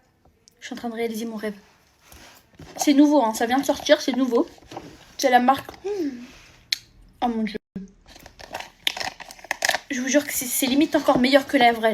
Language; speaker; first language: French; native; French